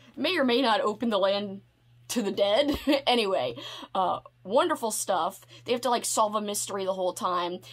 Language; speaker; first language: English; native; English